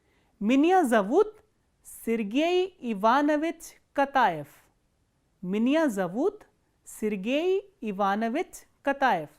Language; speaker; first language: Russian; non-native, fluent; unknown